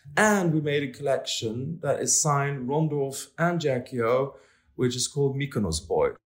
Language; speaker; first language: English; non-native, fluent; Swedish